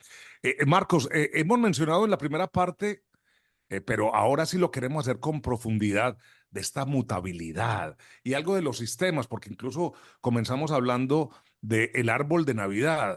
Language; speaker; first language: Spanish; native; Spanish